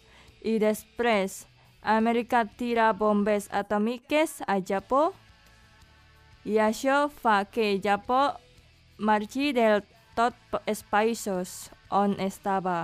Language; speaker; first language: Catalan; non-native, learner; Indonesian